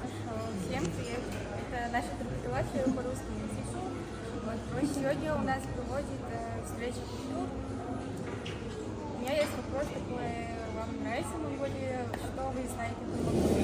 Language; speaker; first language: Russian; non-native, learner; Mongolian